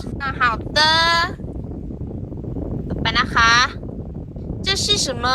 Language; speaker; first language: Chinese; non-native, learner; Thai